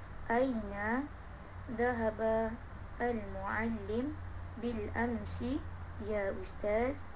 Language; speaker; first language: Arabic; non-native, learner; Malay